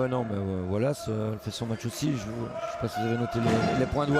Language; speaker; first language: French; native; French